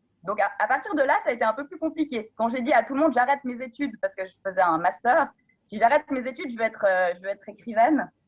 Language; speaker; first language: French; native; French